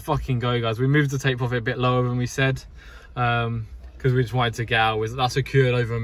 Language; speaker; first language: English; native; English